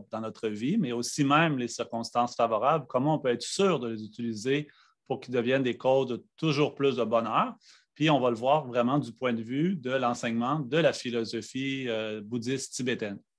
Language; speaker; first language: French; native; French